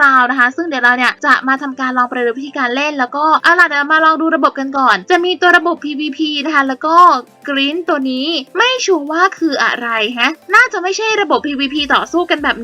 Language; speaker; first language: Thai; native; Thai